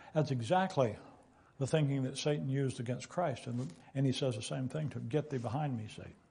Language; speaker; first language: English; native; English